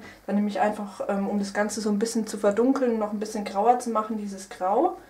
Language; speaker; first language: German; native; German